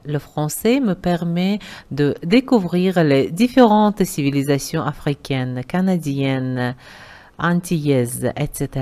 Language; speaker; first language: French; non-native, fluent; Uzbek